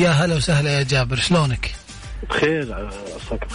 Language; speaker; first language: Arabic; native; Arabic